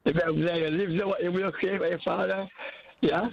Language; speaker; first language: Dutch; non-native, learner; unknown